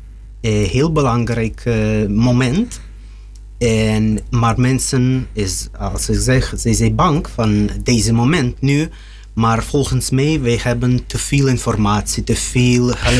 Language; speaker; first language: Dutch; non-native, learner; Russian